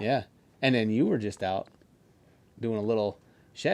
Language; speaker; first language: English; native; English